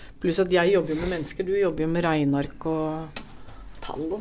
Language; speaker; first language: Norwegian; native; Norwegian